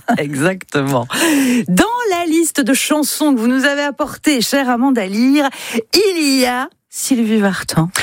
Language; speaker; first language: French; native; French